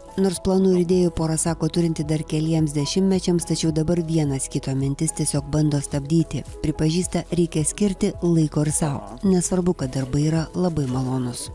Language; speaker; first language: Lithuanian; native; Lithuanian